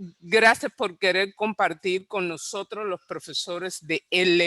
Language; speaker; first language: Spanish; non-native, fluent; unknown